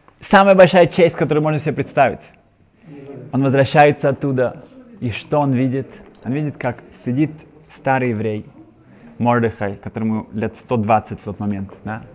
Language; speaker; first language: Russian; native; Russian